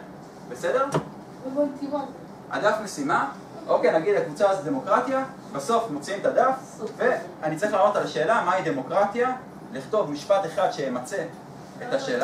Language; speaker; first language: Hebrew; native; Hebrew